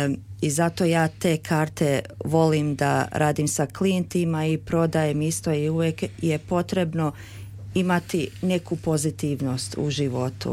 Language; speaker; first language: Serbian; early bilingual, heritage; Serbian